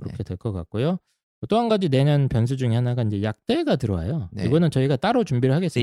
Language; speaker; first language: Korean; native; Korean